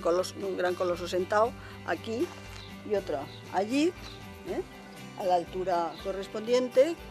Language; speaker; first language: Spanish; native; Spanish